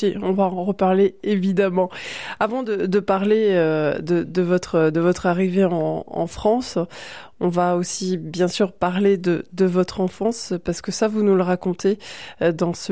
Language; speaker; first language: French; native; French